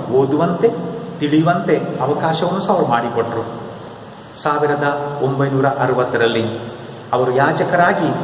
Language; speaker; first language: Kannada; non-native, local second language; Konkani